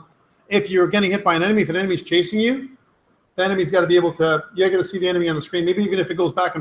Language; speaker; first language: English; native; English